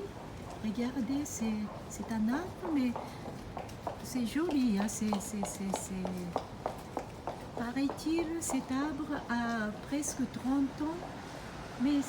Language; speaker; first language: French; non-native, fluent; Japanese